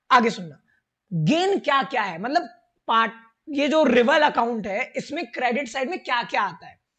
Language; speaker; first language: Hindi; native; Hindi